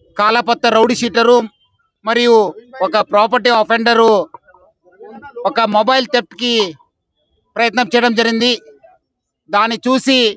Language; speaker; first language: Telugu; non-native, fluent; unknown